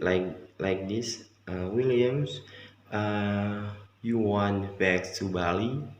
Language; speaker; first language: English; non-native, learner; Indonesian